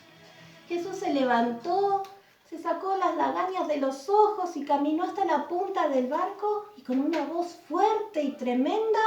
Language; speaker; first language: Spanish; native; Spanish